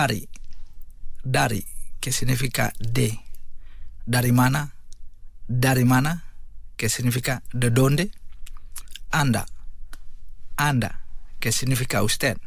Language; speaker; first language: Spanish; non-native, fluent; Indonesian